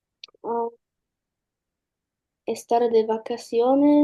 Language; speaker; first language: Spanish; non-native, learner; English